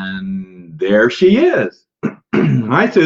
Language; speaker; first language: English; native; English